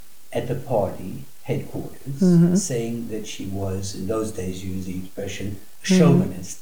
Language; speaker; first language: English; native; English